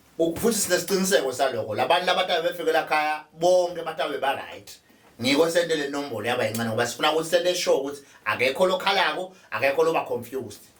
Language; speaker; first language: Zulu; non-native, local second language; Swati